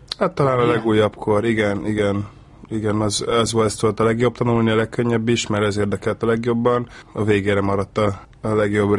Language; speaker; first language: Hungarian; native; Hungarian